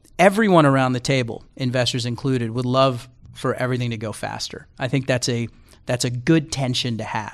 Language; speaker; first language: English; native; English